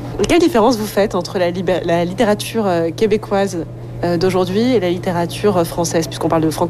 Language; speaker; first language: French; native; French